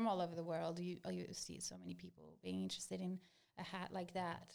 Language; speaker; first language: English; non-native, fluent; Greek